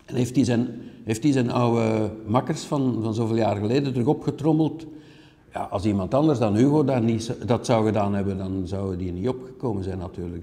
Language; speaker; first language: Dutch; native; Dutch